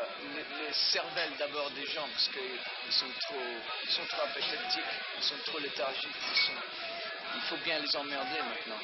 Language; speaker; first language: French; early bilingual, heritage; French